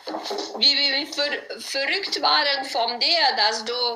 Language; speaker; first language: German; non-native, learner; Dutch